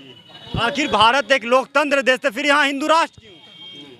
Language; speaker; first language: Hindi; native; Hindi